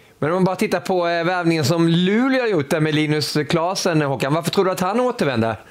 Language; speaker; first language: Swedish; native; Swedish